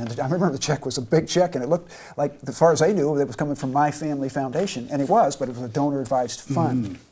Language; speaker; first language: English; native; English